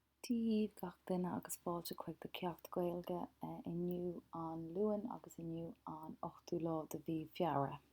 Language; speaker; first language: Irish; non-native, local second language; English